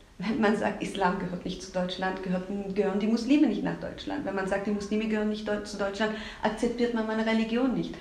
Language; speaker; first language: German; early bilingual, other home language; Turkish